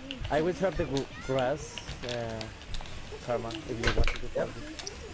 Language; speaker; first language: English; non-native, learner; Spanish